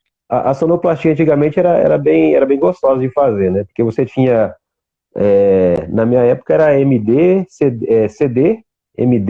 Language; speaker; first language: Portuguese; native; Portuguese